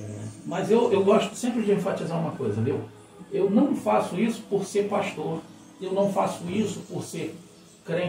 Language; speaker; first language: Portuguese; native; Portuguese